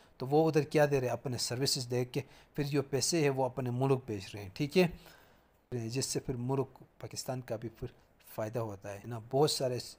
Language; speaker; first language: Urdu; native; Urdu